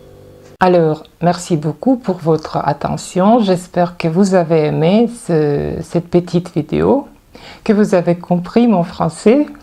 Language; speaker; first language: French; non-native, fluent; Russian